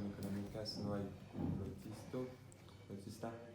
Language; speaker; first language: Spanish; non-native, learner; French